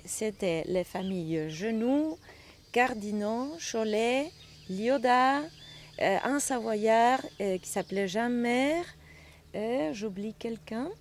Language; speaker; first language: French; non-native, fluent; Spanish